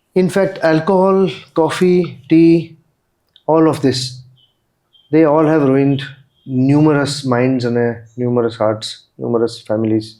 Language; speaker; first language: English; non-native, local second language; Gujarati